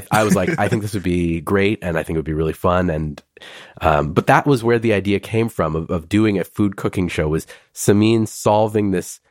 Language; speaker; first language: English; early bilingual, other home language; Hindi